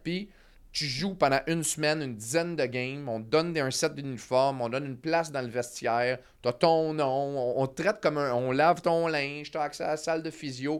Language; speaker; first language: French; native; French